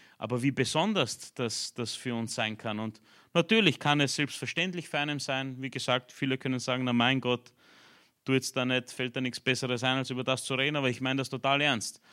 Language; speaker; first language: German; early bilingual, other home language; Romanian